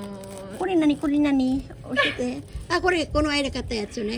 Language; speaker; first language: Japanese; non-native, learner; Filipino